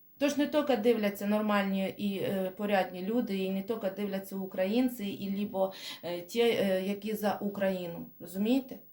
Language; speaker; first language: Ukrainian; non-native, local second language; Russian